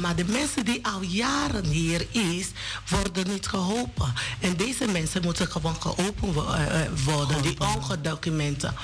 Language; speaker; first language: Dutch; non-native, learner; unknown